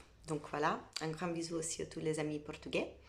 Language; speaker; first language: French; non-native, fluent; Italian